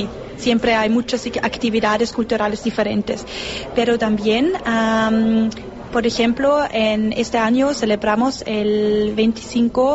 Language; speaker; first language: Spanish; non-native, learner; German